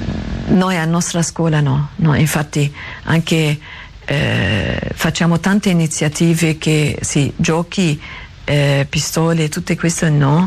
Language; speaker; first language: Italian; non-native, learner; Arabic